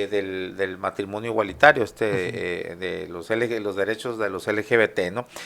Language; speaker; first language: Spanish; native; Spanish